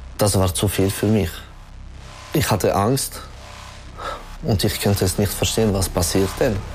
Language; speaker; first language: German; non-native, learner; Albanian